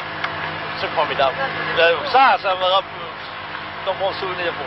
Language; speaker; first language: French; non-native, local second language; Vietnamese